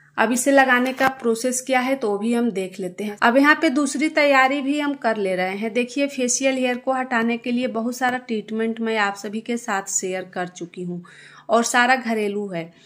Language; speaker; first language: Hindi; native; Hindi